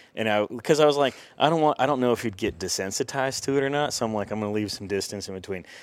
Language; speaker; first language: English; native; English